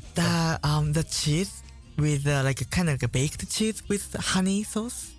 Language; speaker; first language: English; non-native, learner; Japanese